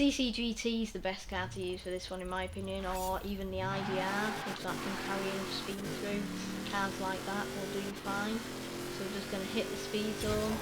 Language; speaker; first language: English; native; English